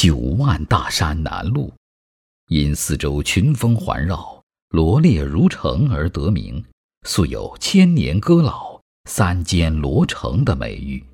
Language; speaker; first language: Chinese; native; Chinese